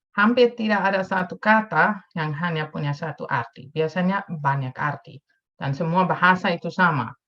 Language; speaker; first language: Indonesian; non-native, fluent; Dutch